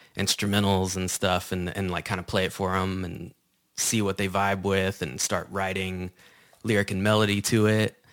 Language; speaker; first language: English; native; English